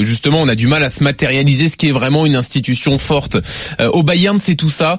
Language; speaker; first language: French; native; French